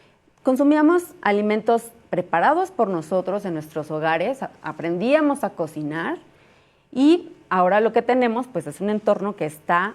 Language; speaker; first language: Spanish; native; Spanish